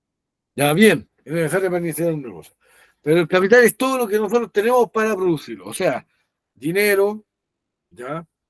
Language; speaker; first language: Spanish; native; Spanish